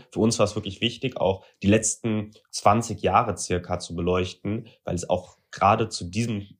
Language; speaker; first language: German; native; German